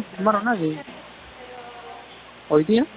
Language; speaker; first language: Spanish; native; Spanish